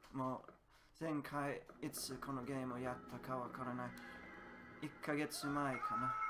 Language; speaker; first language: Japanese; non-native, learner; English